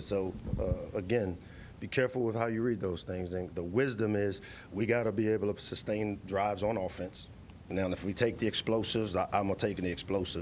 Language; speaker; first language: English; native; English